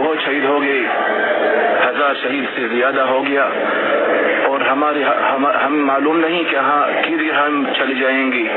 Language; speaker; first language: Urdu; non-native, fluent; Arabic